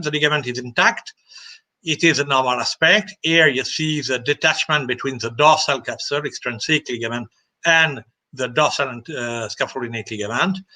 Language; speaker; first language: English; non-native, fluent; French